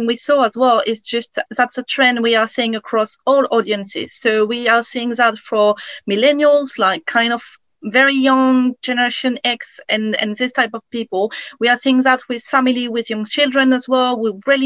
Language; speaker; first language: English; non-native, fluent; French